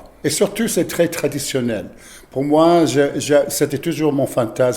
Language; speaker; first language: French; non-native, fluent; English